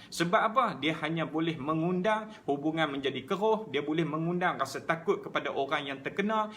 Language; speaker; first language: Malay; native; Malay